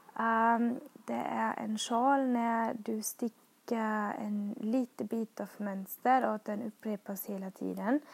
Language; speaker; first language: Swedish; non-native, fluent; German